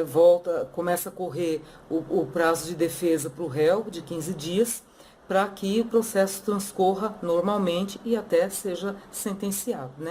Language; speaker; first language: Portuguese; native; Portuguese